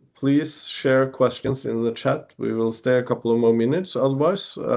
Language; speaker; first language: English; non-native, fluent; Norwegian